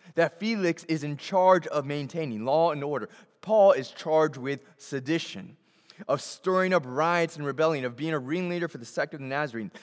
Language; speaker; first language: English; native; English